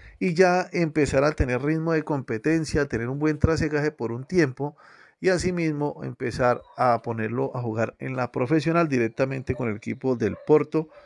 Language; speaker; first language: Spanish; native; Spanish